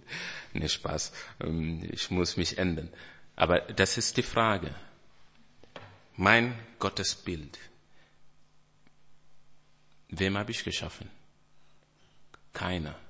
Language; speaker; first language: German; non-native, fluent; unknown